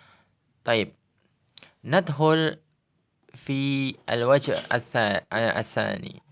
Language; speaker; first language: Arabic; non-native, fluent; Indonesian